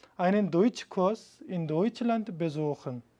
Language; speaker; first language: German; non-native, fluent; Korean